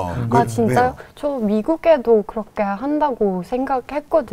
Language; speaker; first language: Korean; non-native, fluent; Norwegian